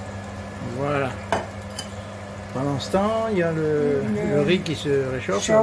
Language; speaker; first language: French; native; French